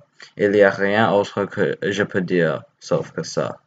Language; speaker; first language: French; non-native, learner; English